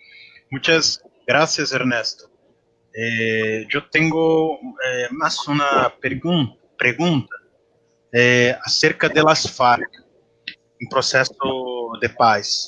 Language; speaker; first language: Spanish; non-native, learner; Portuguese